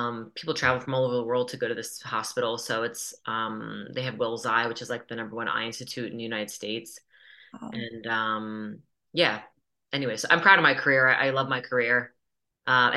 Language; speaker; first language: English; native; English